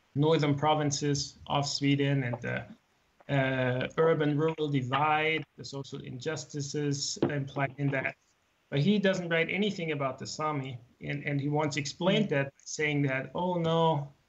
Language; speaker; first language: English; non-native, fluent; German